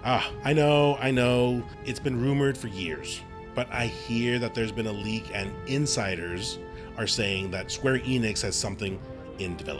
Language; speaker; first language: English; native; English